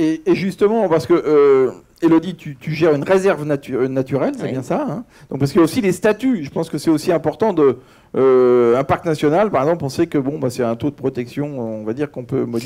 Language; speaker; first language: French; native; French